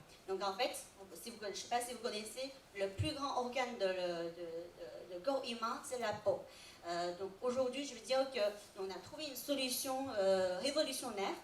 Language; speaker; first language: French; non-native, fluent; Chinese